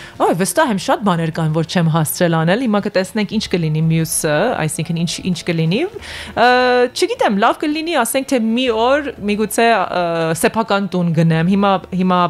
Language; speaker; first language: Armenian; early bilingual, heritage; Armenian